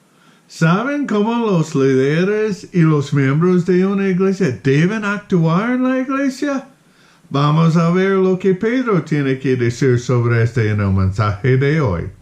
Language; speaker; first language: Spanish; non-native, fluent; English